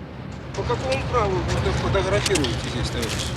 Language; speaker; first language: Russian; native; Russian